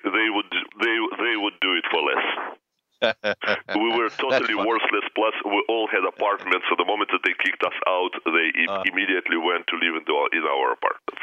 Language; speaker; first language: English; non-native, fluent; Russian